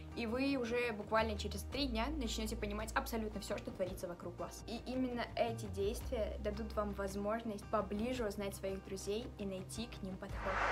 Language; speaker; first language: Russian; early bilingual, other home language; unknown